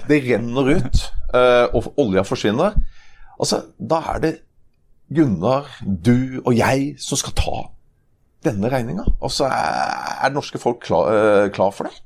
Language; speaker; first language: Norwegian; native; Norwegian